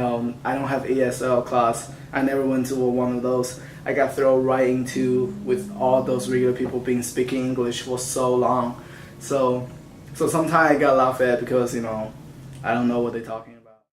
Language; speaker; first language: English; non-native, local second language; Chinese